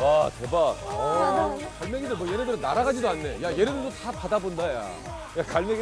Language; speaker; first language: Korean; native; Korean